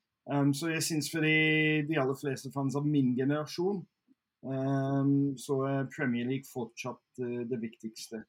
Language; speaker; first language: Norwegian; non-native, fluent; English